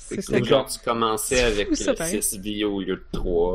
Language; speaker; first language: French; native; French